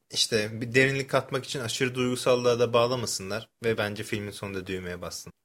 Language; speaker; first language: Turkish; early bilingual, other home language; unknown